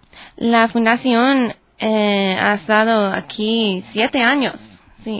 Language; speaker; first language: Spanish; non-native, learner; English